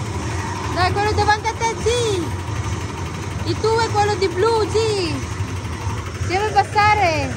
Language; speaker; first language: Italian; non-native, learner; Filipino